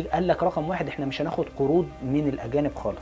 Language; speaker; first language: Arabic; native; Arabic